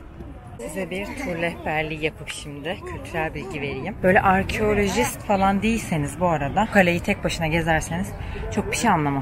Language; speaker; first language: Turkish; native; Turkish